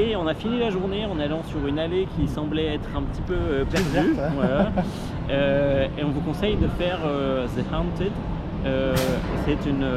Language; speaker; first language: French; native; French